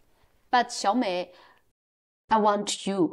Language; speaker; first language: English; non-native, learner; Chinese